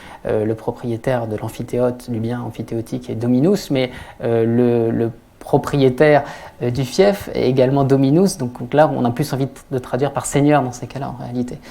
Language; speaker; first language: French; native; French